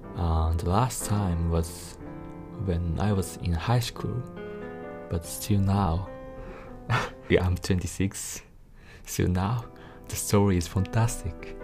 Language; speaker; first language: English; non-native, fluent; Japanese